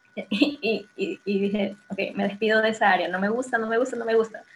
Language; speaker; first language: Spanish; native; Spanish